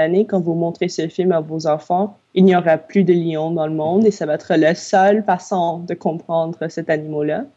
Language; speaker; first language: French; non-native, local second language; English